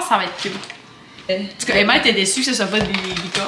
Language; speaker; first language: French; native; French